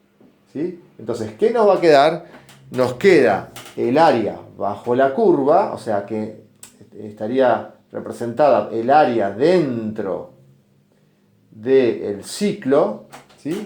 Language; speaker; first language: Spanish; native; Spanish